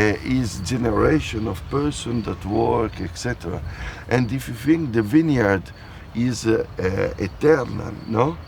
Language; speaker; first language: English; non-native, fluent; Italian